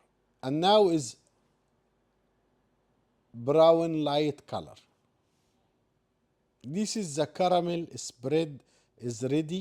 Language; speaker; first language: English; non-native, learner; Arabic